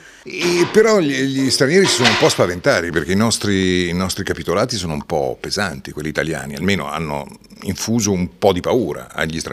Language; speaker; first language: Italian; native; Italian